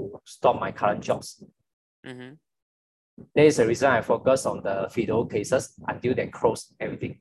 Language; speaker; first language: English; non-native, local second language; Chinese